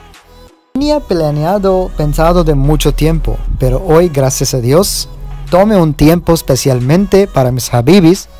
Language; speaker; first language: Spanish; non-native, fluent; Urdu